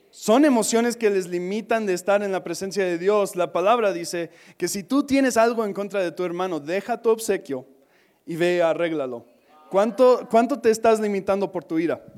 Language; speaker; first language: Spanish; non-native, fluent; English